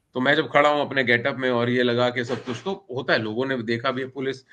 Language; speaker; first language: Hindi; native; Hindi